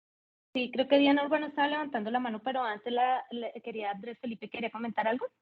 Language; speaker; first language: Spanish; native; Spanish